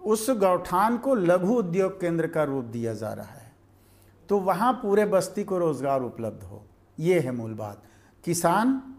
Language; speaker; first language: Hindi; native; Hindi